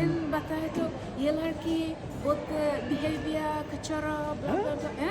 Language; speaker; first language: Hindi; non-native, learner; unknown